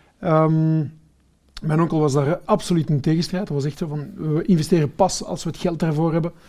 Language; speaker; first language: Dutch; early bilingual, other home language; Portuguese